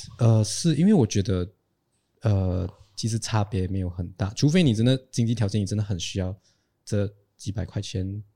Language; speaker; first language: Chinese; native; Chinese